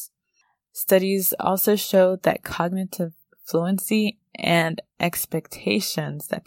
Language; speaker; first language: English; native; English